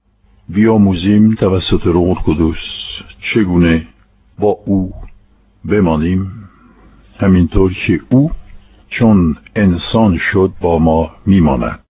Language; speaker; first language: Persian; non-native, fluent; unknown